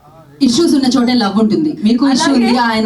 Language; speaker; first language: Telugu; native; Telugu